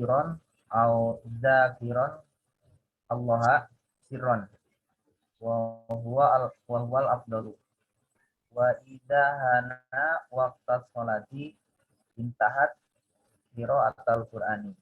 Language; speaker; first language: Arabic; non-native, learner; Indonesian